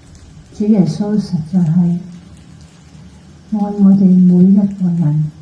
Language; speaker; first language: Cantonese; native; Cantonese